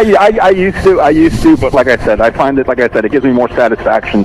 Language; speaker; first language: English; native; English